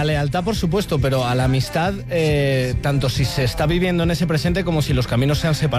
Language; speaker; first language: Spanish; native; Spanish